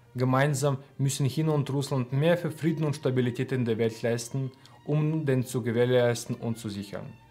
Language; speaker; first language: German; non-native, fluent; Russian